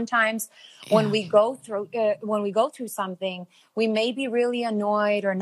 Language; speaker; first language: English; non-native, fluent; Albanian